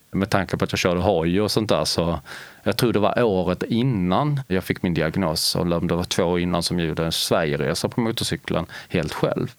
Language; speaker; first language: Swedish; native; Swedish